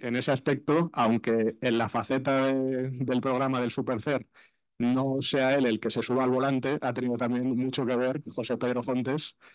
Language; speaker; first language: Spanish; native; Spanish